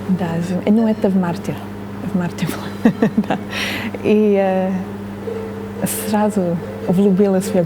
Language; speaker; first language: Russian; non-native, fluent; English